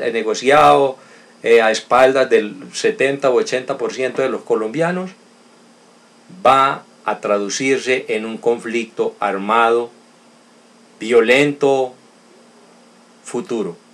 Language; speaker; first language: Spanish; native; Spanish